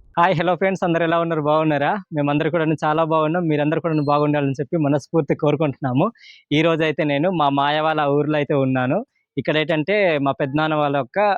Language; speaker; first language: Telugu; non-native, local second language; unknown